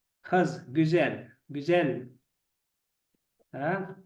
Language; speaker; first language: Turkish; non-native, learner; Chechen